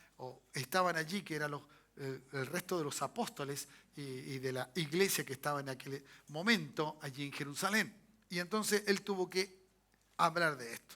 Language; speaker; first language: Spanish; native; Spanish